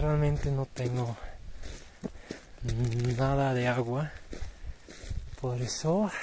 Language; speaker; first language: Spanish; non-native, learner; German